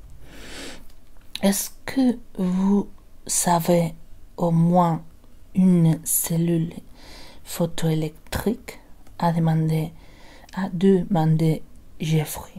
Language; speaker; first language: French; non-native, learner; Spanish